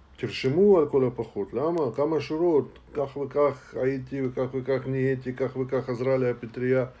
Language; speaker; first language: Hebrew; non-native, fluent; Russian